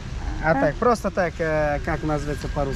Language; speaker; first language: Russian; non-native, learner; Uzbek